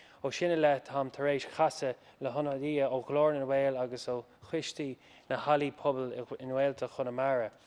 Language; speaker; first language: Irish; non-native, local second language; English